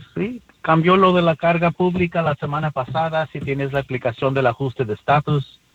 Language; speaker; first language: Spanish; early bilingual, heritage; Spanish